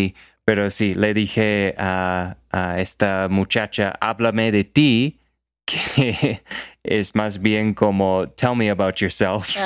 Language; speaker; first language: Spanish; non-native, fluent; English